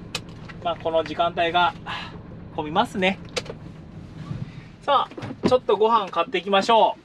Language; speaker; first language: Japanese; native; Japanese